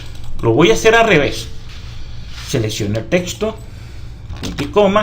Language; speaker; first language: Spanish; native; Spanish